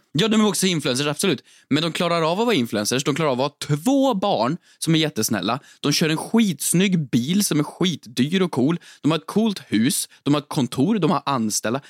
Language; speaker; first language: Swedish; native; Swedish